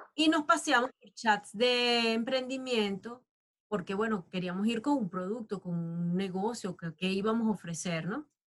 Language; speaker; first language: Spanish; native; Spanish